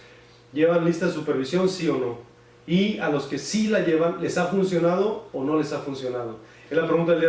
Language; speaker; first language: Spanish; native; Spanish